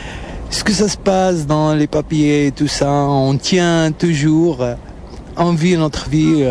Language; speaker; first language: French; non-native, local second language; Arabic